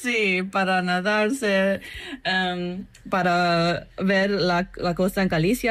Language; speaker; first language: Spanish; non-native, learner; English